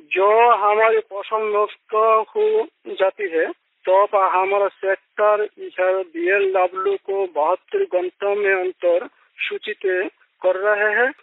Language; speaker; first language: Hindi; non-native, local second language; Bangla